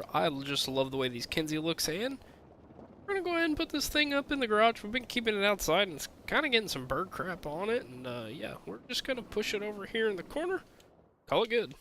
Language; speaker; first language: English; native; English